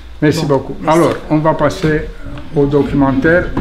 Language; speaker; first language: French; non-native, fluent; Romanian